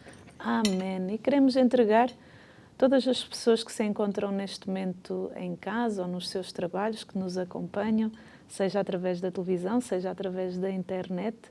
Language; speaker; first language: Portuguese; native; Portuguese